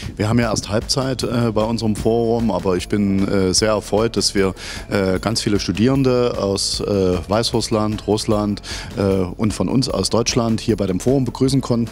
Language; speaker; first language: German; native; German